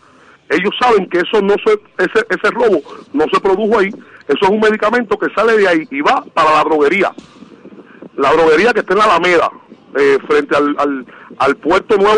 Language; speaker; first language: Spanish; native; Spanish